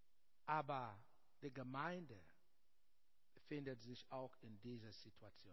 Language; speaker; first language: German; non-native, learner; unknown